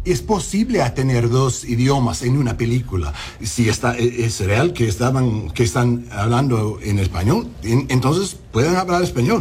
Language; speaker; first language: Spanish; early bilingual, heritage; English